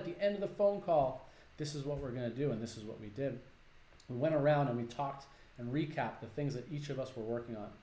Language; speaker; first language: English; native; English